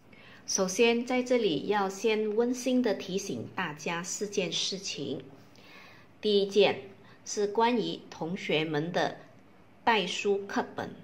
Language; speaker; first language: Chinese; native; Chinese